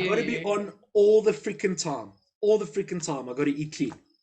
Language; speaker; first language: English; native; English